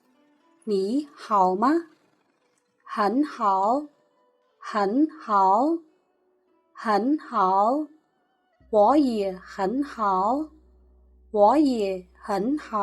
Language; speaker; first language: Chinese; non-native, fluent; Khmer